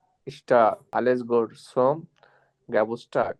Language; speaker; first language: German; non-native, learner; Bangla